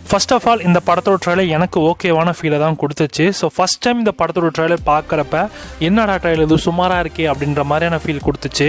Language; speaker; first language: Tamil; native; Tamil